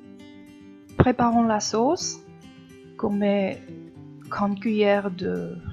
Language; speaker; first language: French; non-native, fluent; Korean